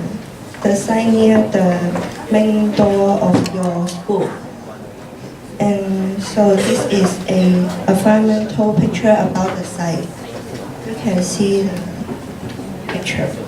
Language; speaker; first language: English; non-native, learner; Cantonese